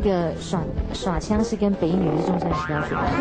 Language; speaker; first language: Chinese; native; Chinese